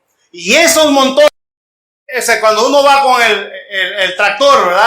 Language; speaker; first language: Spanish; native; Spanish